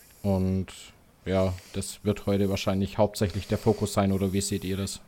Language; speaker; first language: German; native; German